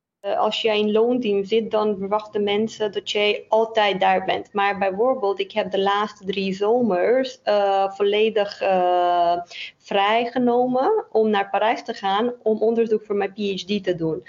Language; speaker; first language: Dutch; non-native, fluent; Romanian